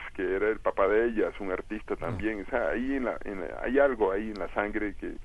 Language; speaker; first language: Spanish; native; Spanish